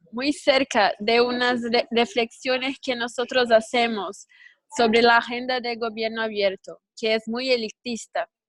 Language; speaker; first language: Spanish; non-native, learner; Portuguese